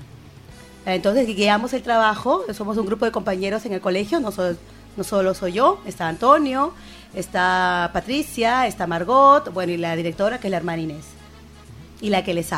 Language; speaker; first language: Spanish; native; Spanish